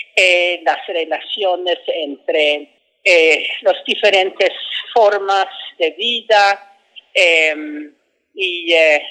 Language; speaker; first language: Spanish; non-native, fluent; Swedish